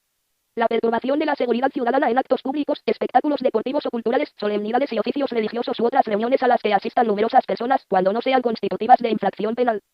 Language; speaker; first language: Spanish; native; Spanish